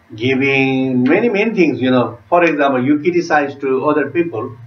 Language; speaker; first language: English; non-native, learner; Tibetan